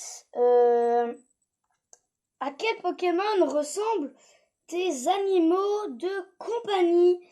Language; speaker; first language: French; native; French